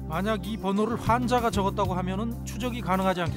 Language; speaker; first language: Korean; native; Korean